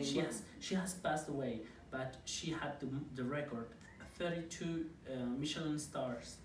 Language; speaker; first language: English; non-native, fluent; Spanish